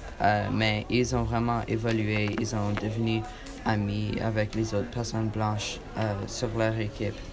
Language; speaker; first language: French; non-native, learner; English